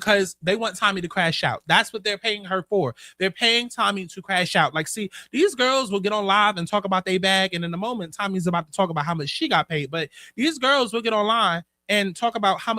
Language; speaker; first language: English; native; English